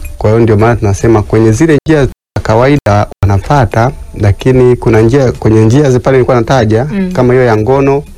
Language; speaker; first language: Swahili; native; Swahili